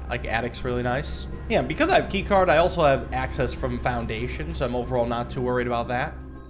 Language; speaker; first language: English; native; English